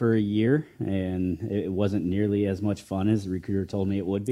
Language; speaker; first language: English; native; English